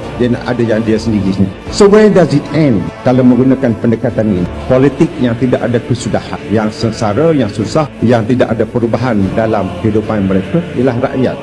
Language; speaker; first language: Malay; native; Malay